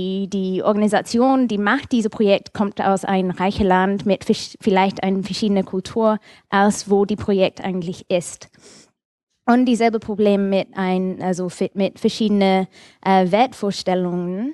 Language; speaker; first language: German; non-native, fluent; English